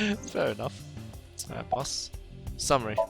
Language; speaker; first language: English; native; English